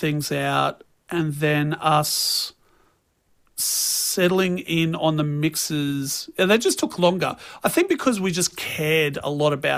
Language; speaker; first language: English; native; English